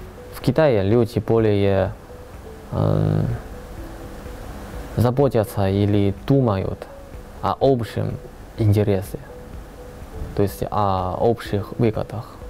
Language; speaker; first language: Russian; non-native, learner; Chinese